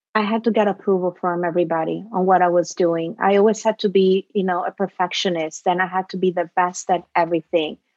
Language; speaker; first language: English; early bilingual, other home language; Italian